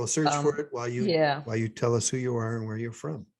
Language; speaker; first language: English; native; English